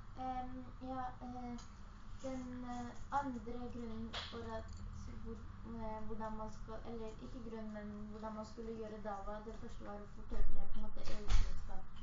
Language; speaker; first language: Norwegian; early bilingual, other home language; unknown